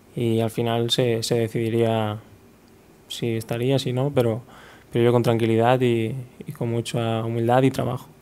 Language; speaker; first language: Spanish; non-native, local second language; Catalan